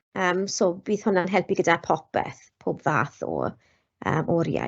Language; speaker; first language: Welsh; non-native, local second language; English